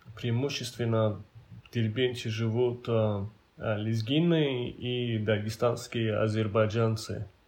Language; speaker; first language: Russian; non-native, local second language; Avaric